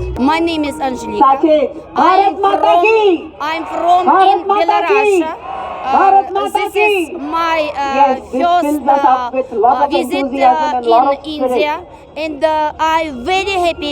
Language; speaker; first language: English; non-native, learner; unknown